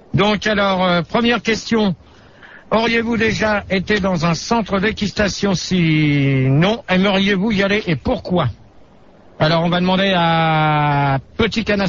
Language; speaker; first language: French; native; French